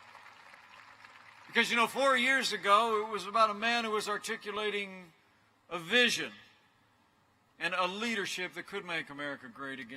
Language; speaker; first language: English; native; English